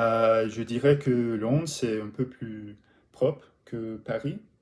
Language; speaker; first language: French; non-native, learner; English